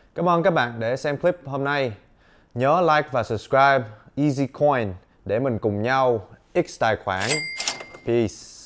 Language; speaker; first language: Vietnamese; early bilingual, heritage; Vietnamese